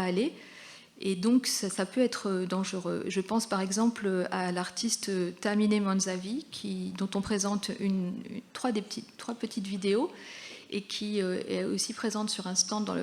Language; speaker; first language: French; native; French